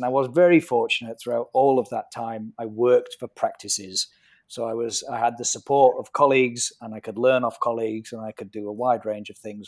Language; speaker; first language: English; native; English